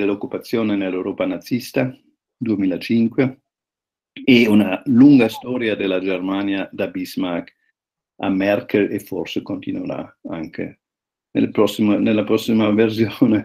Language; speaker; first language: Italian; non-native, fluent; German